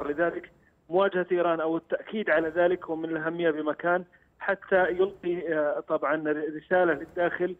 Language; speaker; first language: Arabic; native; Arabic